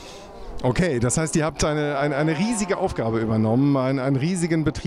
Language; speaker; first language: German; native; German